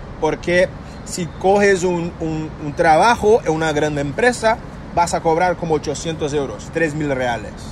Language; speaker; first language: Spanish; non-native, fluent; Portuguese